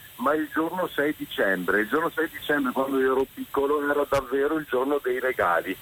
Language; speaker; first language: Italian; native; Italian